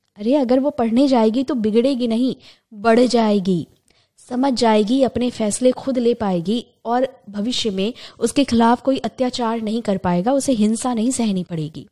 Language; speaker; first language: Hindi; native; Hindi